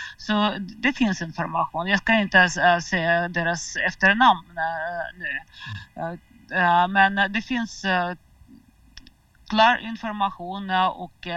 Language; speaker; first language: Swedish; non-native, fluent; Russian